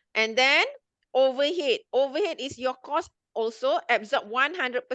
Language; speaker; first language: English; non-native, local second language; Malay